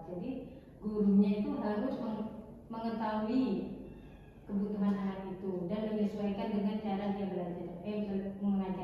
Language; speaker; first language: Indonesian; native; Indonesian